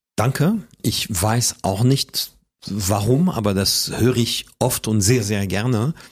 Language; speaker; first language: German; non-native, fluent; French